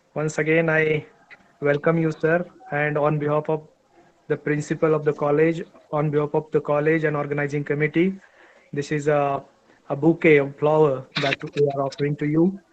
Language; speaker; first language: English; non-native, local second language; Marathi